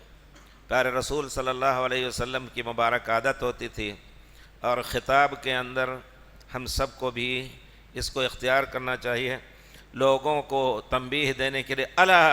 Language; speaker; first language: Urdu; native; Urdu